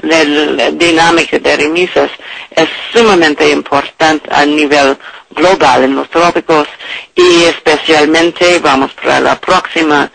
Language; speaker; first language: Spanish; non-native, learner; English